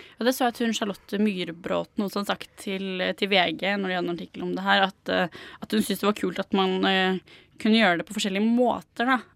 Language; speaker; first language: Norwegian; native; Norwegian